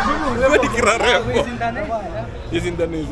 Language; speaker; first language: Russian; non-native, fluent; Indonesian